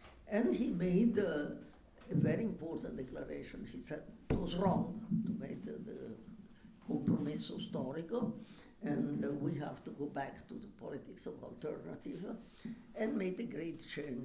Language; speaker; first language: English; non-native, fluent; Italian